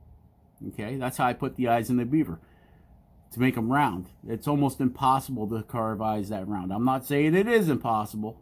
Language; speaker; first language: English; native; English